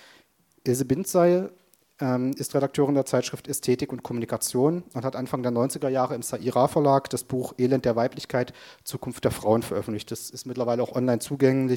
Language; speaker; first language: German; native; German